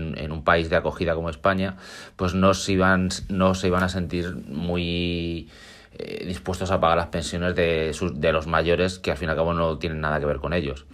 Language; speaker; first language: Spanish; native; Spanish